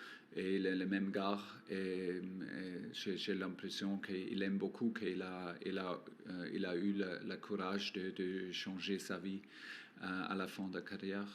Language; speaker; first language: French; non-native, learner; German